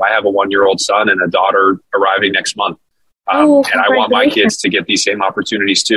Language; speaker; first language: English; native; English